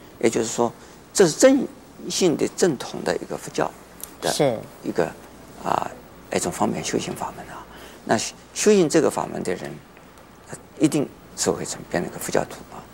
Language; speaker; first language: Chinese; native; Chinese